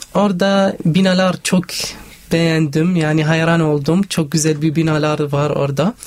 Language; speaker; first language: Turkish; non-native, learner; Arabic